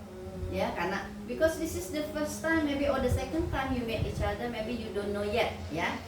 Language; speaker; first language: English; non-native, fluent; Indonesian